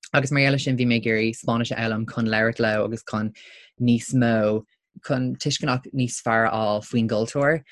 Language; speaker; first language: Irish; native; Irish